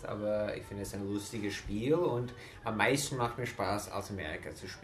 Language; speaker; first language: German; non-native, fluent; English